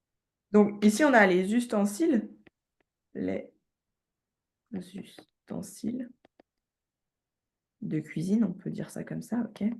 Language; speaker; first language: French; native; French